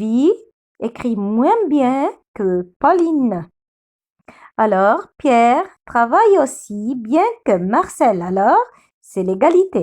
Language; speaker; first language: French; non-native, fluent; Arabic